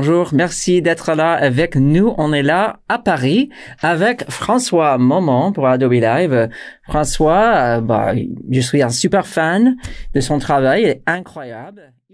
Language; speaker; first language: French; non-native, fluent; English